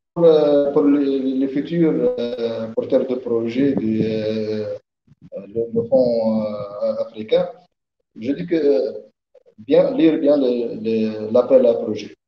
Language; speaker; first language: French; non-native, learner; Arabic